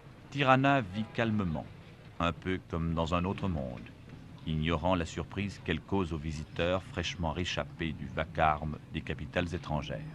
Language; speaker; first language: French; native; French